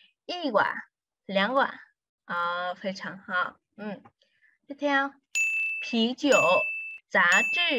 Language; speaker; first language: Chinese; non-native, fluent; Vietnamese